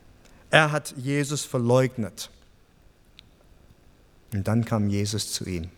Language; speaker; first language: German; non-native, fluent; English